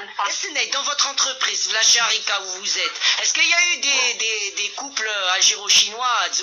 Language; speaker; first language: French; non-native, local second language; Arabic